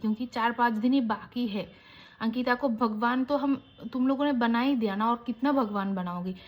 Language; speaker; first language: Hindi; non-native, local second language; Bangla